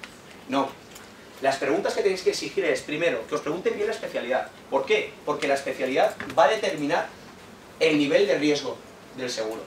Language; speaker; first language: Spanish; native; Spanish